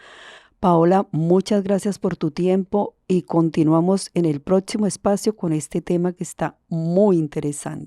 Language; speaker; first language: Spanish; native; Spanish